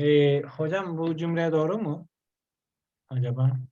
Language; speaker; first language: Turkish; non-native, learner; Spanish